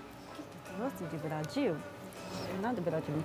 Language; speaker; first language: Portuguese; non-native, learner; Japanese